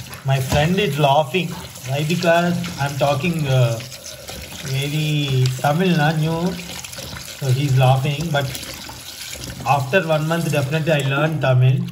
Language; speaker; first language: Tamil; non-native, learner; Telugu